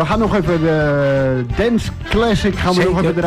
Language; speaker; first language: Dutch; native; Dutch